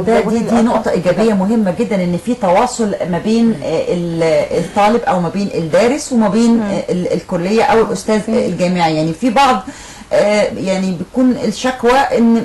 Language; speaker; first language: Arabic; native; Arabic